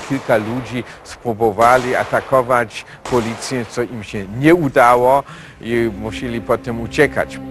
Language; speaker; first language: Polish; non-native, fluent; German